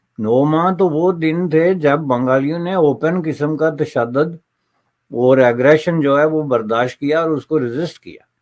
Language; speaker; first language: Urdu; non-native, local second language; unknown